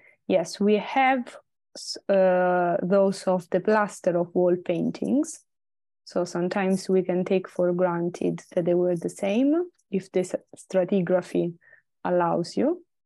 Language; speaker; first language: English; non-native, fluent; Italian